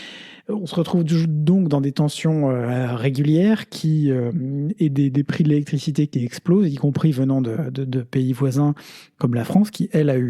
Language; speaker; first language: French; native; French